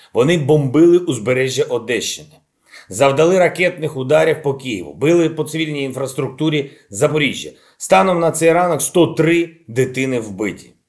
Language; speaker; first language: Ukrainian; non-native, local second language; Russian